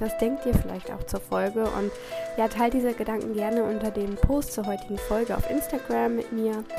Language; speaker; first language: German; native; German